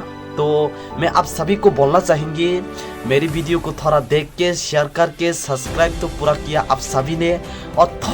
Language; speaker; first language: Hindi; non-native, local second language; Kok Borok